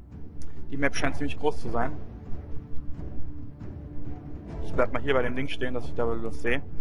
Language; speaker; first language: German; native; German